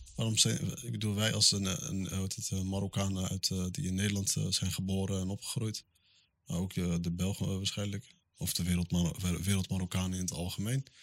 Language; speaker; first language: Dutch; early bilingual, other home language; Arabic